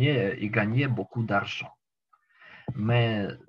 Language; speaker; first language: French; non-native, learner; Ukrainian